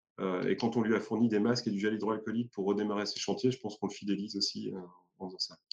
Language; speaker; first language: French; native; French